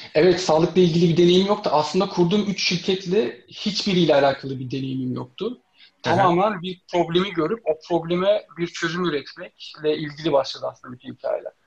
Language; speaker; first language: Turkish; native; Turkish